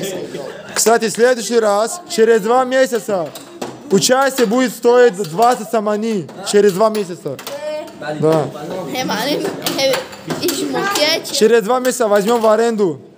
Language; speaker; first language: Russian; non-native, learner; Tajik